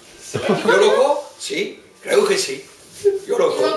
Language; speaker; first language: Spanish; non-native, learner; French